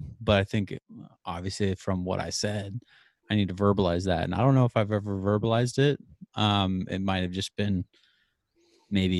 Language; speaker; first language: English; native; English